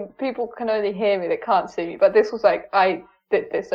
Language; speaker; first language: English; non-native, fluent; German